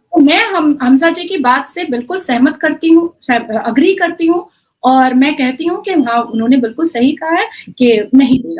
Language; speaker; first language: Hindi; native; Hindi